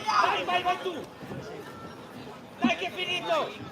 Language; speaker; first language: Italian; native; Italian